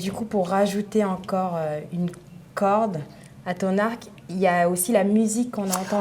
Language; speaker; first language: French; native; French